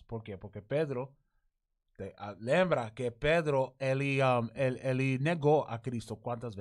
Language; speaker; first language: Portuguese; non-native, learner; Spanish